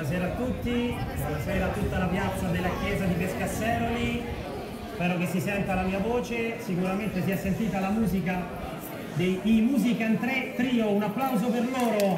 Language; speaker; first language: Italian; native; Italian